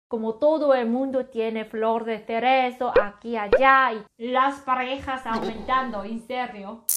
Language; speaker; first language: Spanish; non-native, learner; Korean